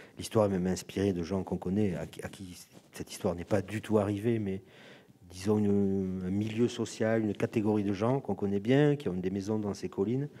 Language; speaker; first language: French; native; French